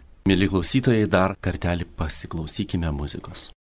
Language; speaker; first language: Lithuanian; native; Lithuanian